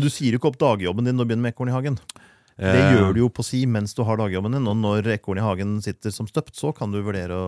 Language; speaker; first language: Norwegian; native; Norwegian